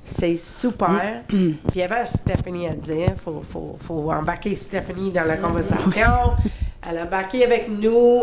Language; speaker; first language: French; native; French